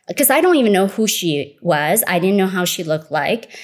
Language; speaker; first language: English; early bilingual, other home language; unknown